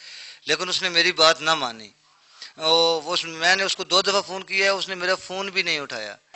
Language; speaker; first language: Urdu; native; Urdu